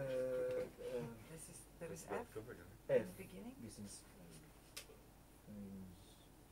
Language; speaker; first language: English; non-native, learner; Arabic